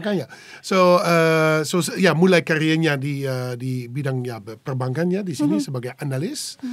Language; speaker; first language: Indonesian; non-native, fluent; Dutch